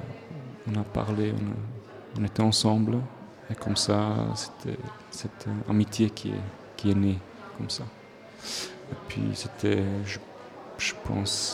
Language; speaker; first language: French; non-native, local second language; Swiss German